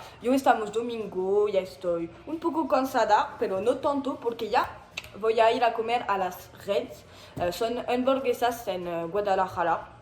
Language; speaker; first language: Spanish; non-native, learner; French